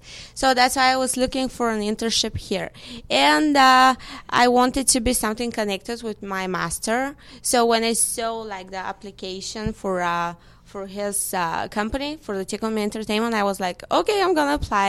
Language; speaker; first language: English; non-native, fluent; Bulgarian